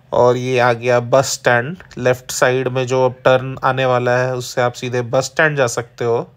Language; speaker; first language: Hindi; native; Hindi